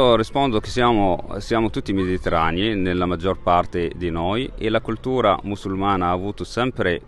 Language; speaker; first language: Italian; non-native, fluent; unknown